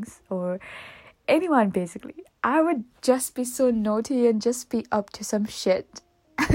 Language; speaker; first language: English; non-native, fluent; Morisyen